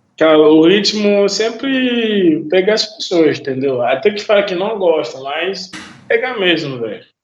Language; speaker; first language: Portuguese; non-native, fluent; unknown